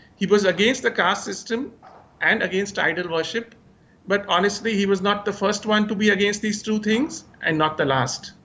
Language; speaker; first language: English; early bilingual, other home language; Hindi